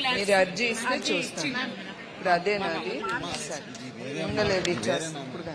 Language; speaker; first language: Telugu; native; Telugu